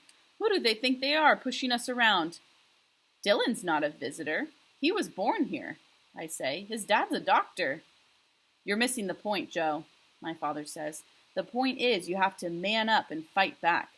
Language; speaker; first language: English; native; English